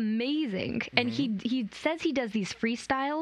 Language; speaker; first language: English; native; English